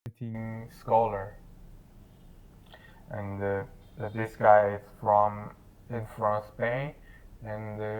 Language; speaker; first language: English; non-native, learner; Chinese